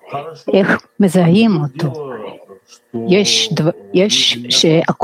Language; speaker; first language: Hebrew; non-native, fluent; Russian